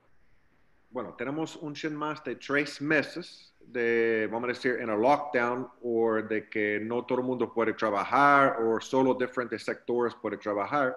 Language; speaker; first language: Spanish; non-native, learner; English